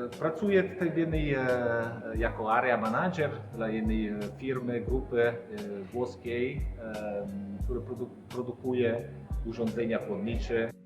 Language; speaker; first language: Polish; non-native, fluent; Italian